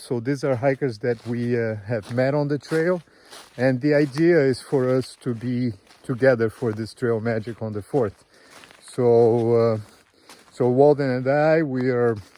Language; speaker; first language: English; non-native, fluent; Portuguese